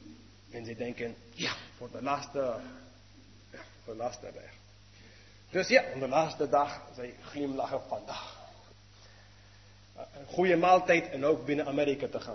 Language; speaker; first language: Dutch; non-native, fluent; English